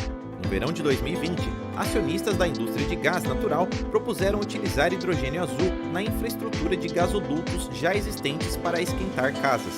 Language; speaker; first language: Portuguese; native; Portuguese